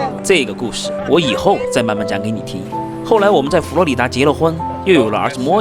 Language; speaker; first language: Chinese; native; Chinese